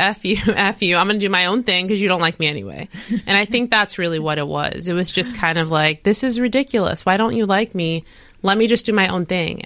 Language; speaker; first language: English; native; English